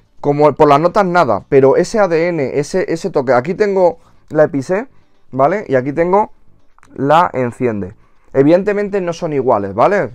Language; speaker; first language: Spanish; native; Spanish